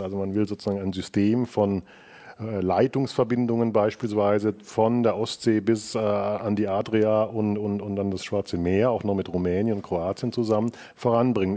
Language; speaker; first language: German; native; German